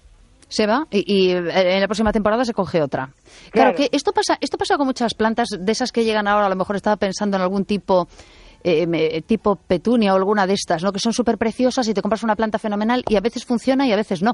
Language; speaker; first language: Spanish; native; Spanish